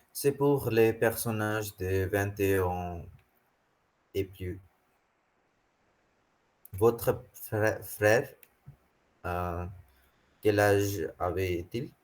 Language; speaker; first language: French; non-native, fluent; Hindi